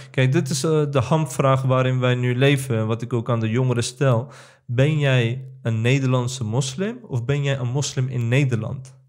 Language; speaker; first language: Dutch; early bilingual, other home language; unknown